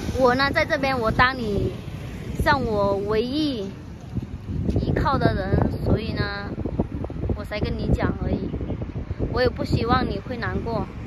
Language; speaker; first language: Chinese; non-native, fluent; Vietnamese